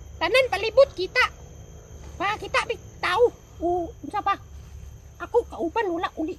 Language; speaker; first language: Cebuano; non-native, local second language; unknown